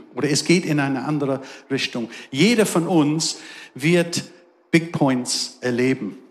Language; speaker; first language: German; non-native, fluent; English